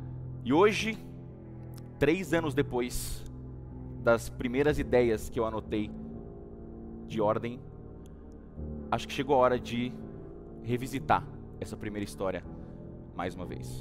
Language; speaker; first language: Portuguese; native; Portuguese